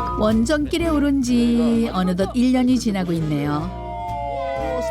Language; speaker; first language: Korean; native; Korean